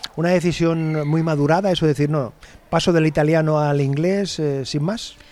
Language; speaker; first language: Spanish; native; Spanish